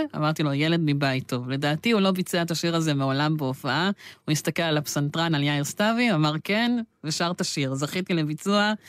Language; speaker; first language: Hebrew; native; Hebrew